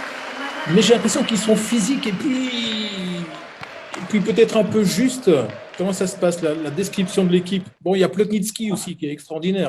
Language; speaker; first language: French; native; French